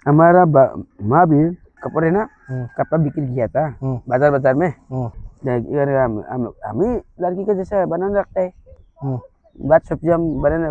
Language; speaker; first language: Hindi; non-native, local second language; Garo